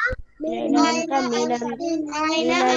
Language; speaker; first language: Arabic; non-native, learner; Bangla